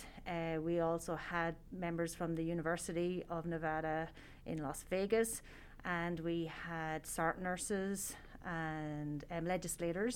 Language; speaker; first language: English; native; English